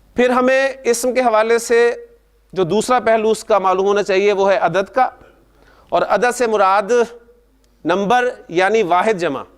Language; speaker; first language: Urdu; native; Urdu